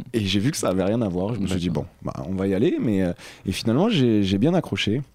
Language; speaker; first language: French; native; French